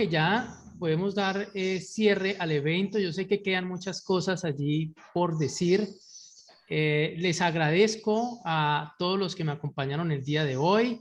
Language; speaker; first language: Spanish; native; Spanish